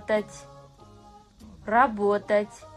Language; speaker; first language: Russian; non-native, fluent; Kazakh